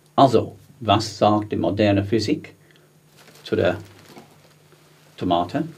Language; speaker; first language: German; non-native, fluent; English